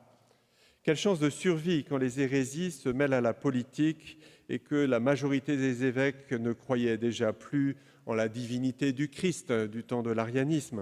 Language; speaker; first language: French; native; French